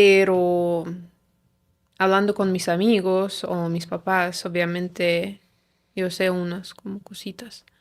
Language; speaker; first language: Spanish; non-native, fluent; Ukrainian